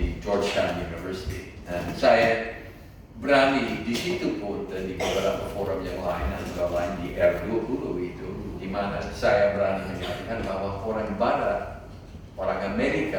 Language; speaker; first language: Indonesian; non-native, fluent; English